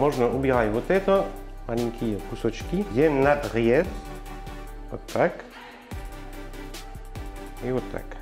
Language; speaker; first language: Russian; non-native, learner; French